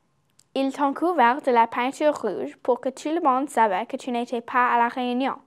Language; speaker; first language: French; non-native, learner; English